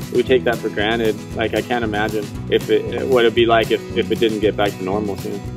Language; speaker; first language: English; native; English